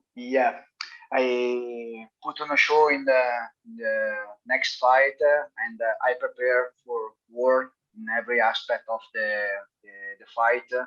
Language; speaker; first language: English; non-native, learner; Italian